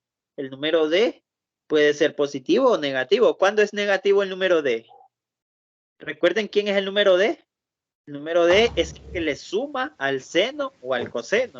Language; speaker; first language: Spanish; native; Spanish